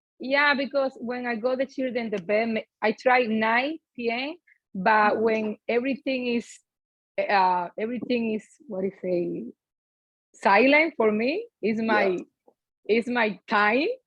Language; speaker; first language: English; non-native, learner; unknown